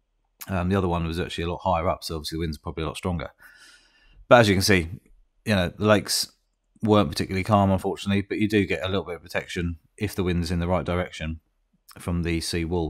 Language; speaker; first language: English; native; English